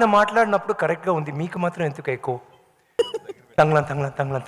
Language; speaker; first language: Telugu; non-native, learner; Tamil